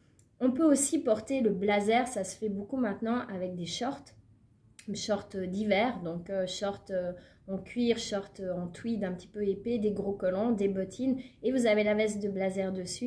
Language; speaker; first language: French; native; French